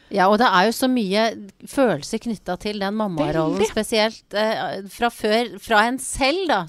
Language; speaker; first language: Norwegian; native; Norwegian